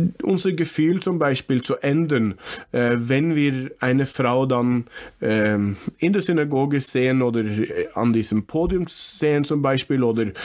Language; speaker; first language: German; non-native, fluent; English